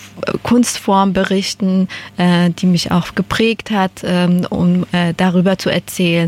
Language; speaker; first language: German; non-native, fluent; Persian